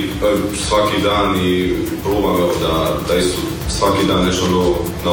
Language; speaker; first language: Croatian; early bilingual, heritage; Croatian